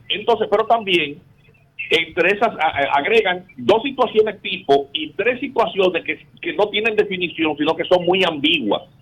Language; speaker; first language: Spanish; native; Spanish